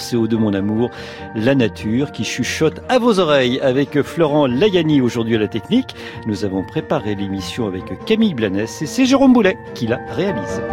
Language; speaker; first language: French; native; French